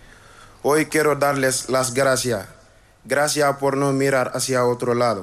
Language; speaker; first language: Spanish; non-native, learner; Wolof